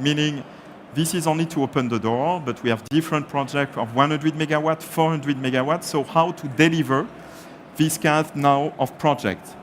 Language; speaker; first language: English; non-native, fluent; French